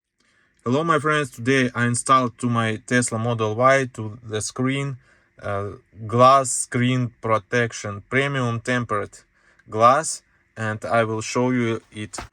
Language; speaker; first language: English; non-native, learner; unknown